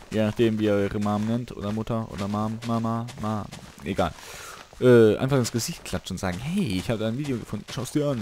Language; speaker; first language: German; native; German